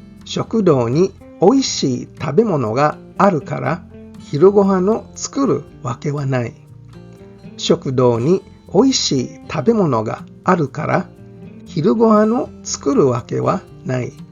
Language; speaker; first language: Japanese; non-native, fluent; English